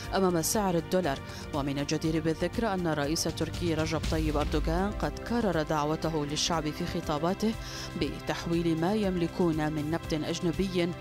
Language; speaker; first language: Arabic; native; Arabic